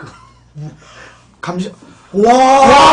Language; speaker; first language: Korean; native; Korean